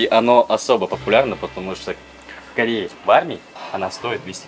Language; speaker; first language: Russian; non-native, fluent; Korean